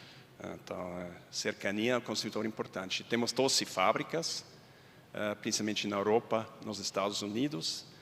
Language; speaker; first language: Portuguese; non-native, fluent; Swiss German